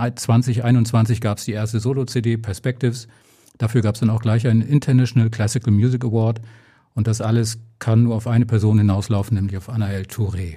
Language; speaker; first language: German; native; German